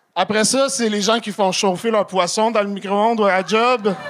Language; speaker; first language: French; native; French